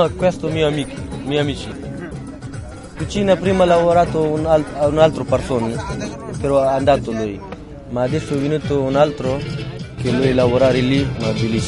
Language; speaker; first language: Italian; non-native, learner; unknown